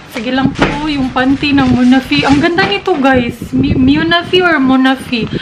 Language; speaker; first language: Filipino; non-native, local second language; Cebuano